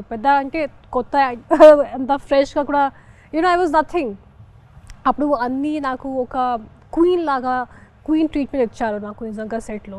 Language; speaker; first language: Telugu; non-native, local second language; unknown